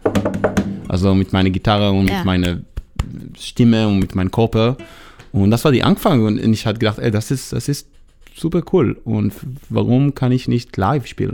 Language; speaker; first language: German; non-native, learner; Hebrew